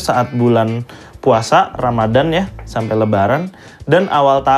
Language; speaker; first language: Indonesian; native; Indonesian